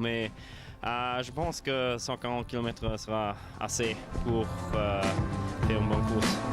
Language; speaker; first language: French; non-native, local second language; Luxembourgish